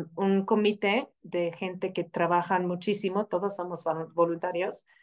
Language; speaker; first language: Spanish; non-native, fluent; English